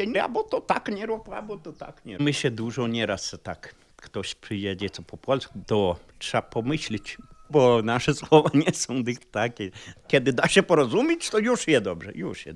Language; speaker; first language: Polish; early bilingual, heritage; Polish